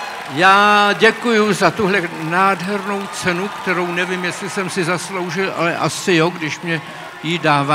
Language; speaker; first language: Czech; native; Czech